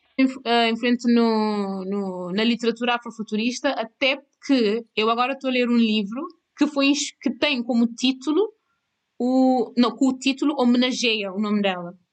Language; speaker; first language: Portuguese; non-native, local second language; Kabuverdianu